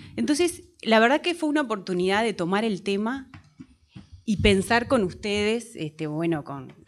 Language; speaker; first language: Spanish; native; Spanish